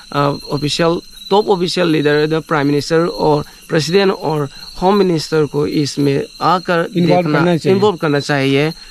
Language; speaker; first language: Hindi; non-native, local second language; Manipuri